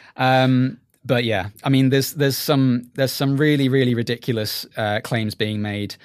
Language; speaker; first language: English; native; English